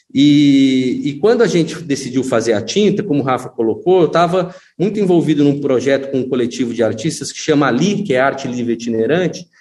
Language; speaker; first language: Portuguese; native; Portuguese